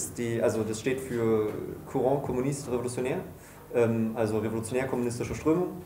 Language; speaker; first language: German; native; German